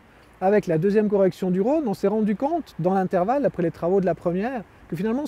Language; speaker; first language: French; native; French